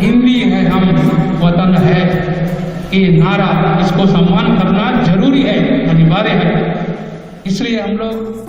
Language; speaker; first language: Hindi; non-native, local second language; Telugu